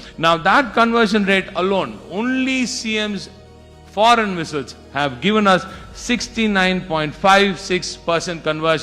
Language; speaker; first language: English; non-native, local second language; Tamil